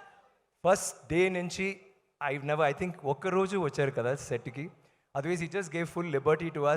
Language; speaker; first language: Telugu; non-native, learner; Tamil